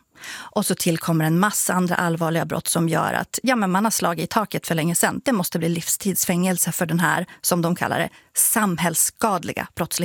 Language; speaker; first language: Swedish; native; Swedish